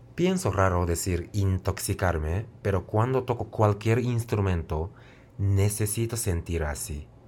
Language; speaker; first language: Spanish; non-native, fluent; Japanese